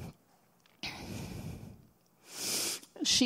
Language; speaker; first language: English; early bilingual, other home language; Spanish